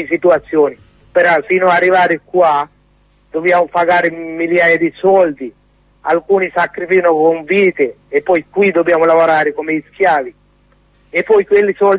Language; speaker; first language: Italian; non-native, learner; Sinhala